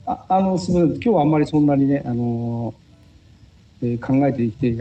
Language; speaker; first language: Japanese; native; Japanese